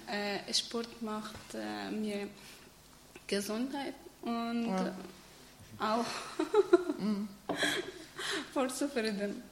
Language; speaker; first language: German; non-native, learner; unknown